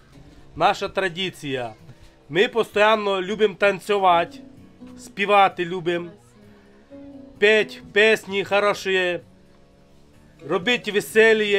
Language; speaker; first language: Ukrainian; non-native, local second language; Romany